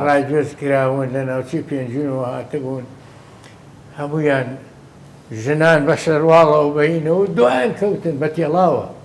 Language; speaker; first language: Central Kurdish; native; Central Kurdish